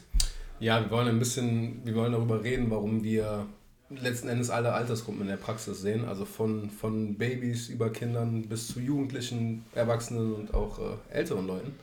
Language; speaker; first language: German; native; German